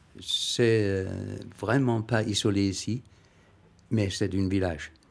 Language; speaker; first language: French; non-native, learner; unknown